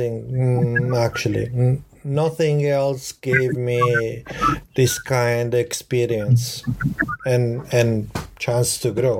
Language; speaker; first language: English; non-native, learner; Italian